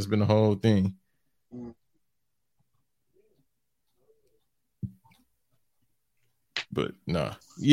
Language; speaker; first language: English; native; English